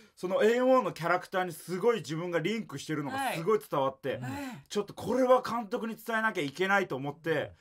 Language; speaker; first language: Japanese; native; Japanese